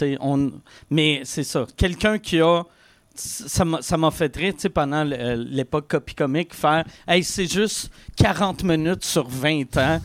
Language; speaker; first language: French; native; French